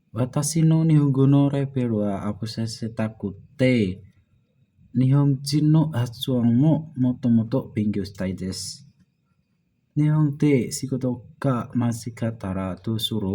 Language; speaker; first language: Japanese; non-native, learner; Indonesian